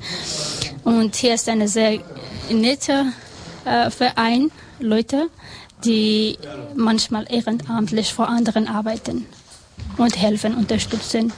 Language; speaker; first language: German; non-native, learner; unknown